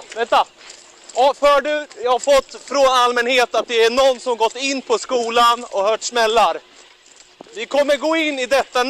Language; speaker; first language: Swedish; native; Swedish